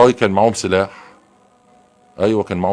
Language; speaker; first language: Arabic; native; Arabic